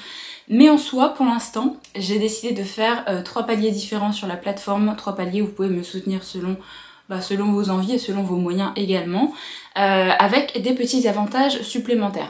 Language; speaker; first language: French; native; French